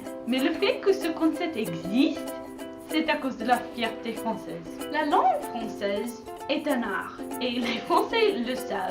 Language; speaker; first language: French; non-native, learner; English